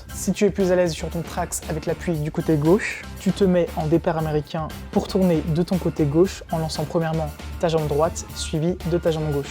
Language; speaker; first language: French; native; French